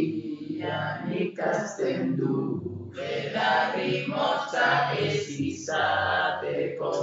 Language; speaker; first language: Basque; non-native, learner; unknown